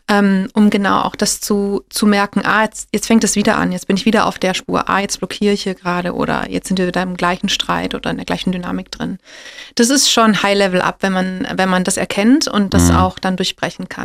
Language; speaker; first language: German; native; German